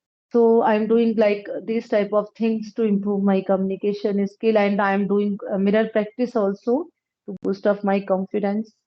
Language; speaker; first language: English; non-native, local second language; Punjabi